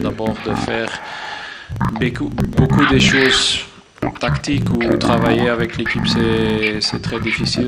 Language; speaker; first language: French; non-native, fluent; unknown